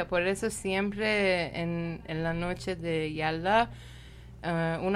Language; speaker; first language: Spanish; non-native, learner; Persian